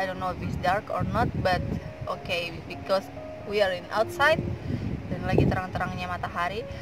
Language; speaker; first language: English; non-native, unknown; Indonesian